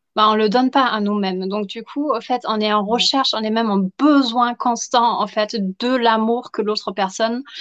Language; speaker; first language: French; non-native, fluent; German